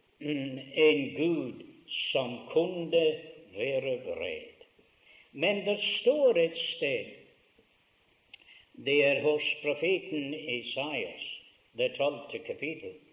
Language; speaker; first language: Norwegian; early bilingual, heritage; Norwegian